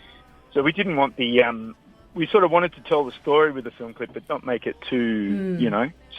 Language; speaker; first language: English; native; English